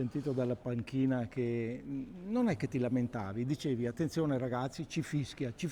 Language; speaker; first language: Italian; native; Italian